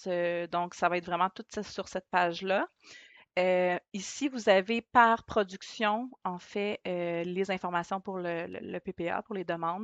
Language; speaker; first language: French; native; French